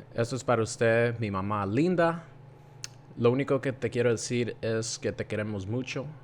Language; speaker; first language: Spanish; early bilingual, heritage; Spanish